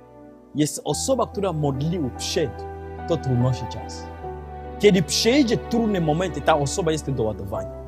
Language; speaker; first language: Polish; non-native, learner; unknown